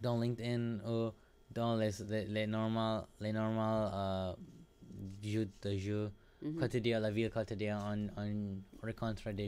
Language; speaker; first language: French; non-native, learner; English